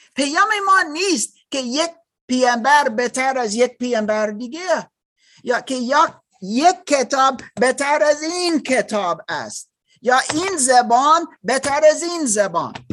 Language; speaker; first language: Persian; non-native, learner; German